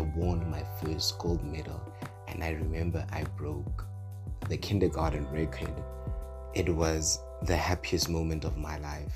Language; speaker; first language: English; non-native, local second language; Northern Sotho